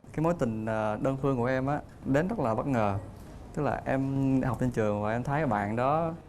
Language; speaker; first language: Vietnamese; native; Vietnamese